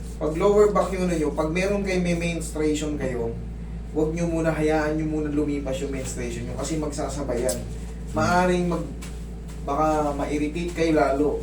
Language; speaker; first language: Filipino; native; Filipino